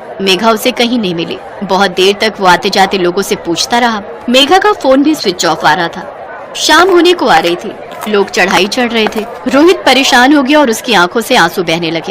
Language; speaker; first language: Hindi; native; Hindi